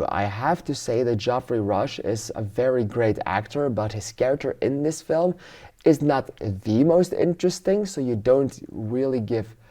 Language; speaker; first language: English; non-native, fluent; Dutch